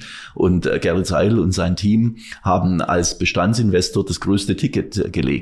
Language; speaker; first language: German; native; German